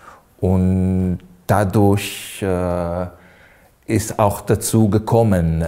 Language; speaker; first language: German; non-native, fluent; Hebrew